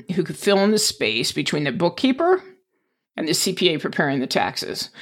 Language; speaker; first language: English; native; English